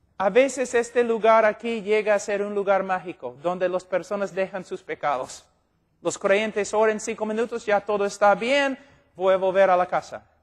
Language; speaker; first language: Spanish; non-native, fluent; English